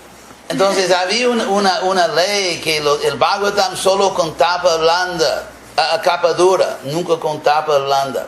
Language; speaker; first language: Spanish; non-native, fluent; English